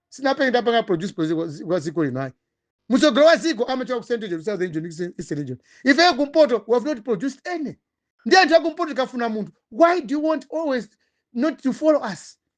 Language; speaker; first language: Nyanja; non-native, local second language; Tumbuka